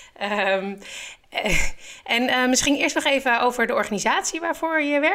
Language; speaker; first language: Dutch; native; Dutch